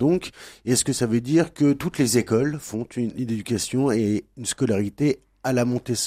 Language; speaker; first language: French; native; French